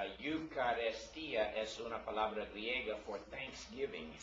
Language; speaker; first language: Spanish; non-native, learner; English